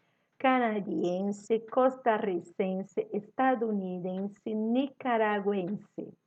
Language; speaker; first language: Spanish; non-native, learner; Portuguese